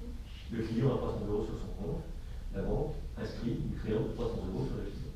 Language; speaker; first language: French; native; French